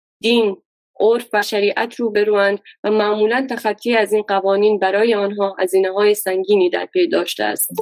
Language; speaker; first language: Persian; non-native, local second language; Baluchi